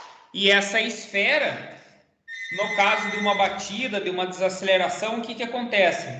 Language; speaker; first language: Portuguese; native; Portuguese